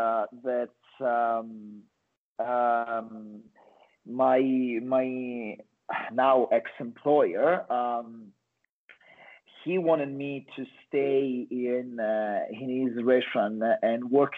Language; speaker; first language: English; non-native, fluent; Italian